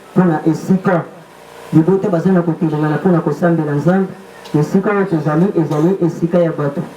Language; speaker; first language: Lingala; non-native, local second language; Kituba (Democratic Republic of Congo)